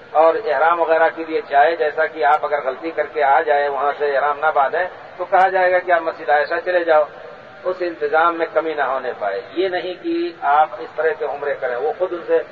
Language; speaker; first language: Urdu; native; Urdu